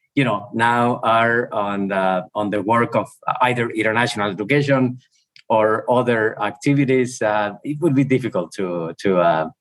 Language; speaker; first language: English; non-native, fluent; Spanish